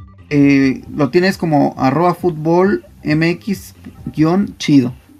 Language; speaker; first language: Spanish; native; Spanish